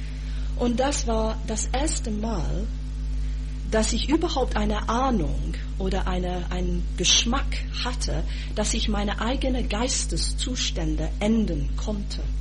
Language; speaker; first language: German; non-native, fluent; English